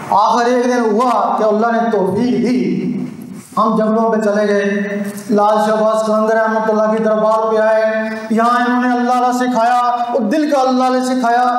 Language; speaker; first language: Urdu; non-native, local second language; Punjabi